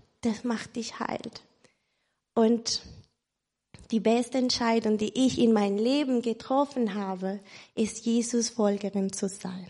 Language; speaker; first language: German; non-native, fluent; Spanish